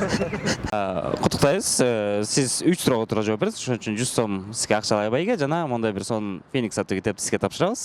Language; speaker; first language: Kyrgyz; native; Kyrgyz